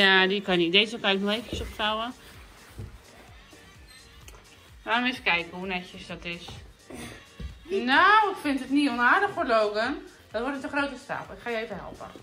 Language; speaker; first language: Dutch; native; Dutch